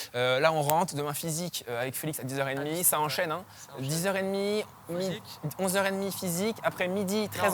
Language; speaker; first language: French; native; French